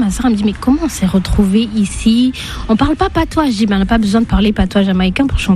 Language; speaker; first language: French; native; French